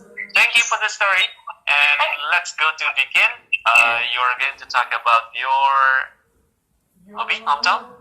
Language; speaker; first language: English; non-native, fluent; Indonesian